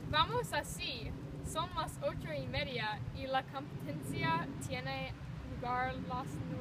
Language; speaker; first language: Spanish; non-native, learner; English